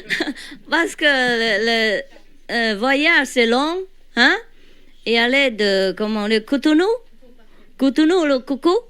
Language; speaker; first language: French; non-native, learner; Vietnamese